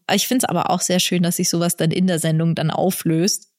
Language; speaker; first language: German; native; German